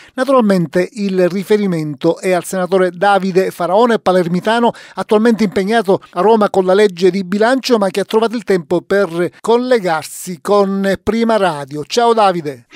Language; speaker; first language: Italian; native; Italian